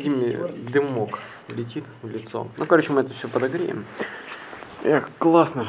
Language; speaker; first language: Russian; native; Russian